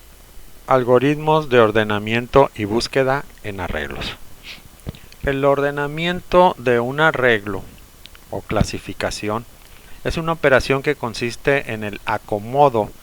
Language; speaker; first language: Spanish; native; Spanish